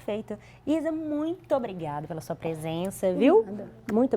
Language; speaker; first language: Portuguese; native; Portuguese